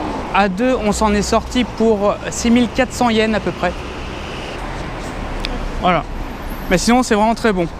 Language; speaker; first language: French; native; French